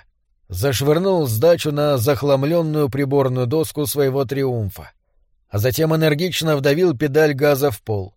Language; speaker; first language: Russian; native; Russian